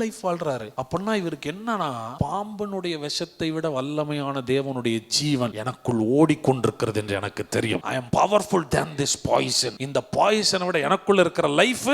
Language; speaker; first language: Tamil; native; Tamil